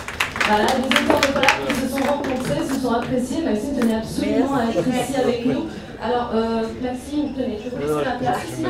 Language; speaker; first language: French; native; French